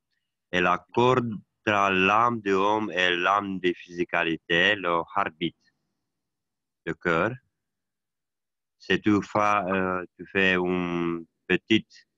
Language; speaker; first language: French; non-native, learner; Romanian